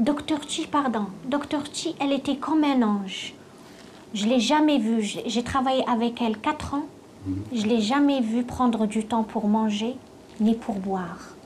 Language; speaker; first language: French; non-native, local second language; Arabic